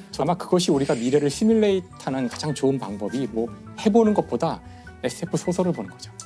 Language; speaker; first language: Korean; native; Korean